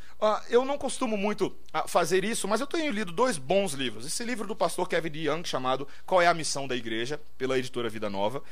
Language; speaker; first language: Portuguese; native; Portuguese